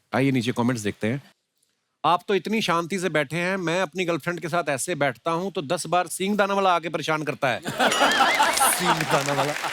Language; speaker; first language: Hindi; non-native, local second language; Punjabi